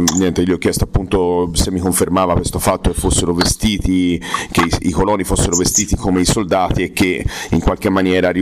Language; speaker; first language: Italian; native; Italian